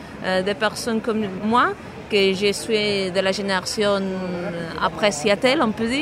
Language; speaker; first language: French; non-native, fluent; Spanish